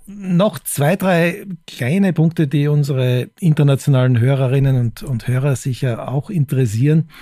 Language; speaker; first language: German; native; German